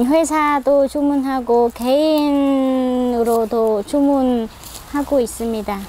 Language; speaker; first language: Korean; non-native, learner; Vietnamese